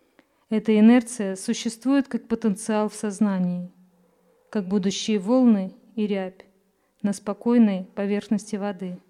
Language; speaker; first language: Russian; native; Russian